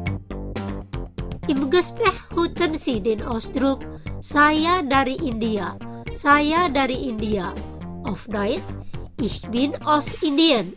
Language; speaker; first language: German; non-native, fluent; Indonesian